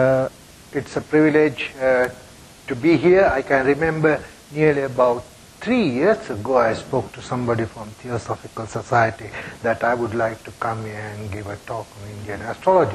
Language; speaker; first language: English; non-native, local second language; Sinhala